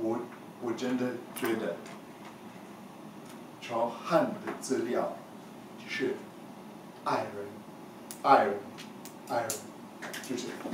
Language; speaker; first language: Chinese; non-native, learner; English